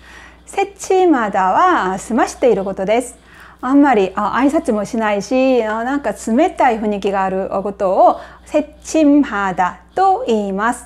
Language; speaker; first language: Japanese; non-native, fluent; Korean